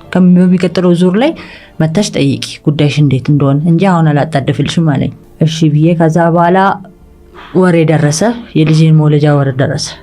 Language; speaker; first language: Amharic; early bilingual, other home language; English